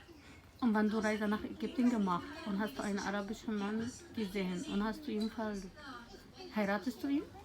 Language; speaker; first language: German; non-native, learner; Arabic